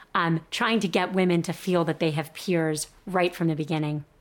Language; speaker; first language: English; native; English